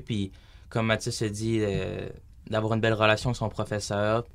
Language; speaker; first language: French; native; French